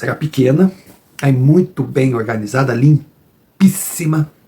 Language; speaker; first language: Portuguese; native; Portuguese